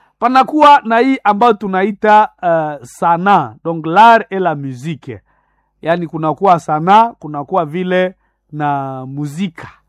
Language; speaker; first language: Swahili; non-native, local second language; Nande